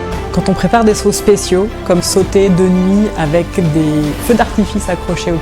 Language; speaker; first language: French; native; French